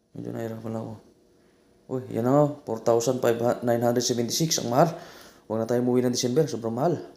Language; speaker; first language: Filipino; native; Filipino